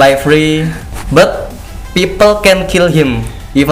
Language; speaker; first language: English; non-native, learner; Indonesian